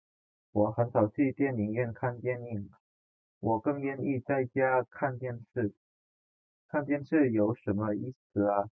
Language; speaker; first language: Chinese; non-native, fluent; Indonesian